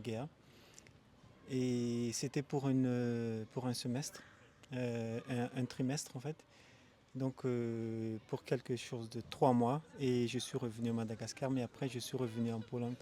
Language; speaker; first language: French; non-native, local second language; Malagasy